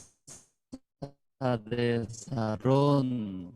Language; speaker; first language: Spanish; non-native, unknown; Korean